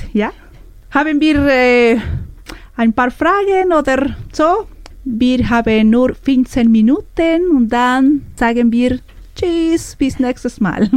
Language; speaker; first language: German; non-native, learner; Spanish